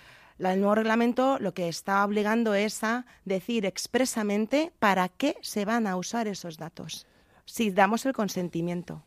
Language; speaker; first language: Spanish; native; Spanish